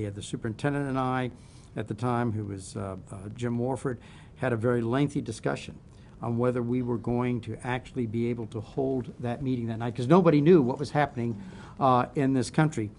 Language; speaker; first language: English; native; English